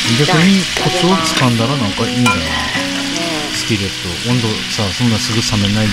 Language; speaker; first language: Japanese; native; Japanese